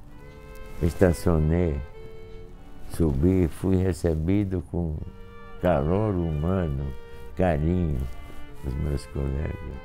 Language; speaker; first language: Portuguese; non-native, fluent; Hungarian